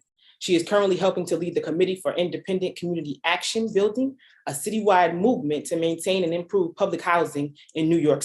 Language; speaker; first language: English; native; English